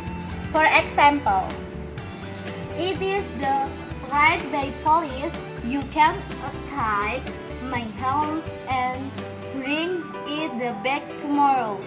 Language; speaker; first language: English; non-native, learner; Indonesian